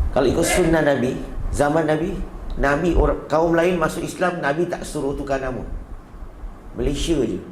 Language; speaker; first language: Malay; non-native, local second language; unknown